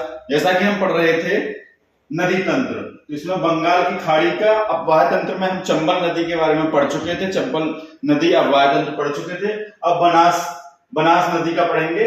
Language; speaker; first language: Hindi; native; Hindi